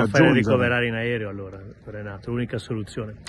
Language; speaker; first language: Italian; native; Italian